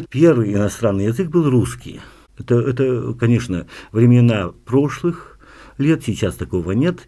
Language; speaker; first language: Russian; non-native, local second language; Yakut